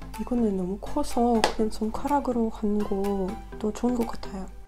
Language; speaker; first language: Korean; non-native, learner; Russian